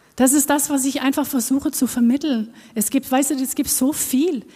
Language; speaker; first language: German; non-native, fluent; Norwegian